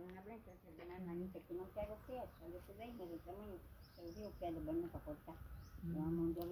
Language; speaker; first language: Portuguese; native; Portuguese